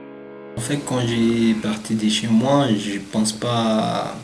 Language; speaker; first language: French; non-native, learner; Arabic